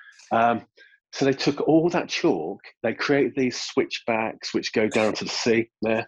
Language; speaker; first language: English; native; English